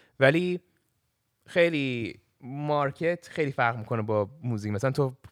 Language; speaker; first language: Persian; early bilingual, heritage; Persian